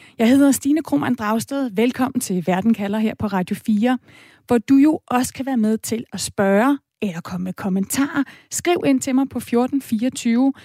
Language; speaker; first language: Danish; native; Danish